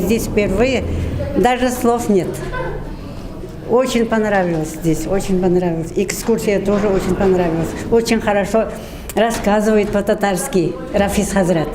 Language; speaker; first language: Russian; non-native, local second language; Tatar